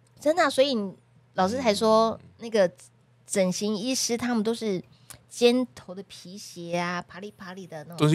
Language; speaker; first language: Chinese; native; Chinese